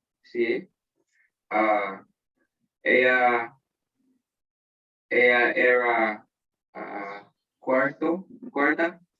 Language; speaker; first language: Spanish; non-native, learner; English